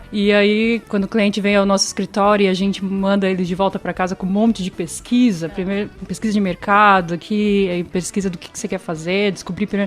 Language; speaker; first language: Portuguese; native; Portuguese